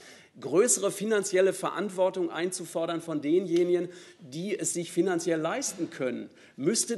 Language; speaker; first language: German; native; German